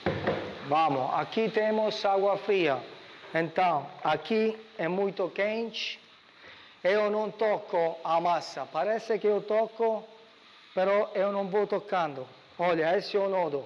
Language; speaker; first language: Portuguese; non-native, learner; Italian